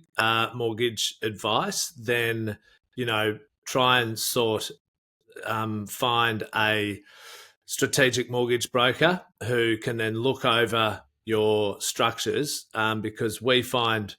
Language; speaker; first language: English; native; English